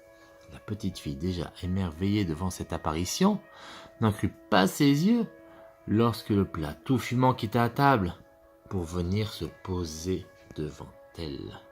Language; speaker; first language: French; native; French